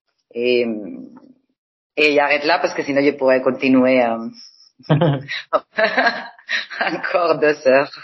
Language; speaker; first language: French; non-native, fluent; Spanish